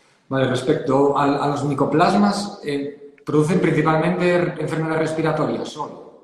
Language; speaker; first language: Spanish; native; Spanish